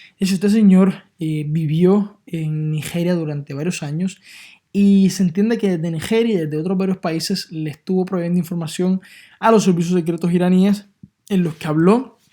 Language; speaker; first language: Spanish; native; Spanish